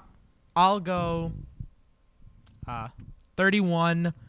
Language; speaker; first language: English; native; English